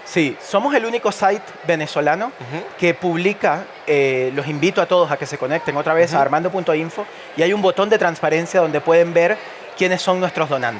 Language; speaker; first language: Spanish; native; Spanish